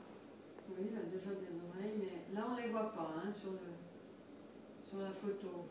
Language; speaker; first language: French; native; French